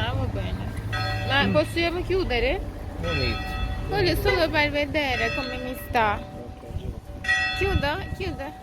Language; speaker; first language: Italian; non-native, learner; Turkish